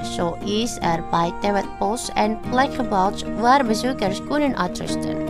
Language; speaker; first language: Dutch; non-native, learner; Indonesian